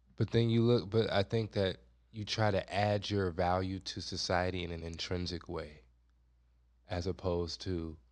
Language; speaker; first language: English; native; English